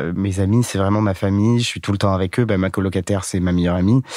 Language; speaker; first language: French; native; French